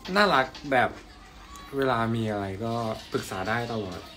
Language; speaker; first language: Thai; native; Thai